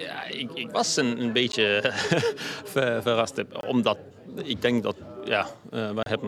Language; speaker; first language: Dutch; non-native, fluent; Danish